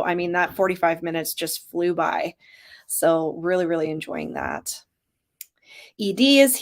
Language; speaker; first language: English; native; English